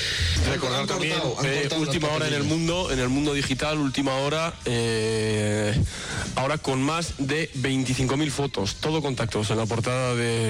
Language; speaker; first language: Spanish; native; Spanish